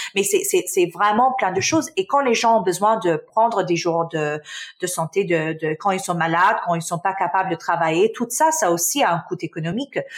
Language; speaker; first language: French; early bilingual, other home language; Arabic